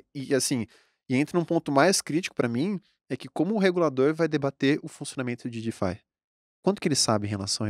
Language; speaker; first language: Portuguese; native; Portuguese